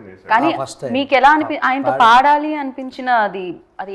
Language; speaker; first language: Telugu; native; Telugu